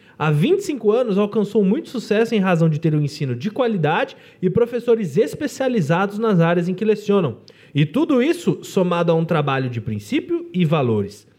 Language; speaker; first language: Portuguese; native; Portuguese